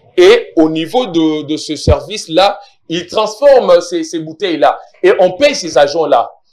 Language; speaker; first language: French; non-native, local second language; Lingala